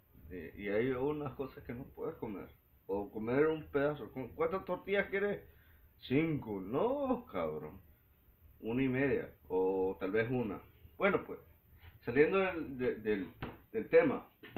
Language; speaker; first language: Spanish; early bilingual, heritage; Spanish